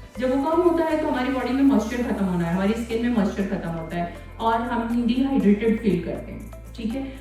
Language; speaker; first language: Urdu; native; Urdu